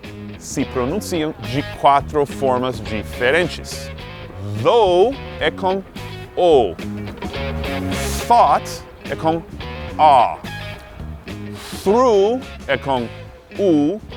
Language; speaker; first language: Portuguese; non-native, fluent; English